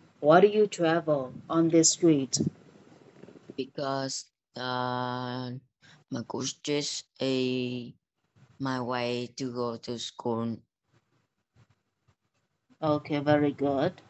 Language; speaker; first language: English; non-native, learner; Vietnamese